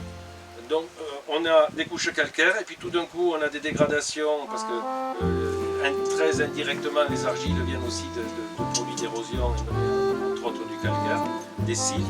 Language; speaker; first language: French; native; French